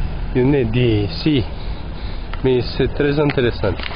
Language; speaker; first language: French; non-native, learner; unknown